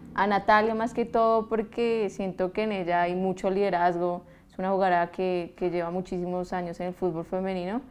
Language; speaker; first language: Spanish; native; Spanish